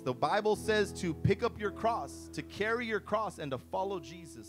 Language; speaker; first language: English; early bilingual, other home language; Spanish